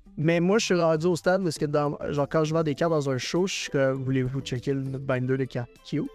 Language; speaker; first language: French; native; French